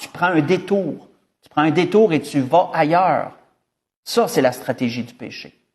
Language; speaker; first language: French; native; French